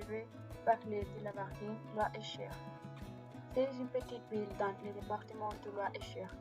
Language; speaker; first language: French; non-native, learner; Spanish